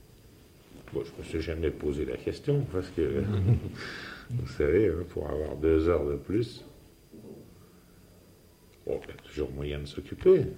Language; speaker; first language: French; native; French